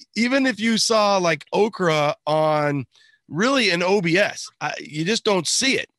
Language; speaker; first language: English; native; English